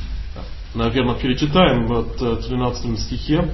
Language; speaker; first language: Russian; non-native, learner; English